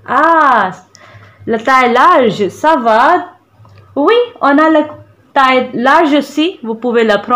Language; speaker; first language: French; non-native, fluent; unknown